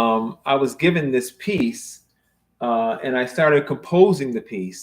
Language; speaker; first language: English; native; English